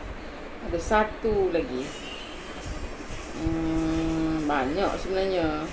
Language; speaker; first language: Malay; native; Malay